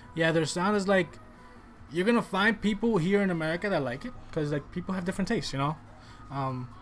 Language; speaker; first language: English; early bilingual, other home language; Spanish